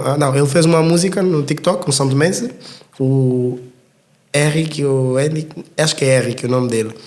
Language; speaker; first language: Portuguese; native; Portuguese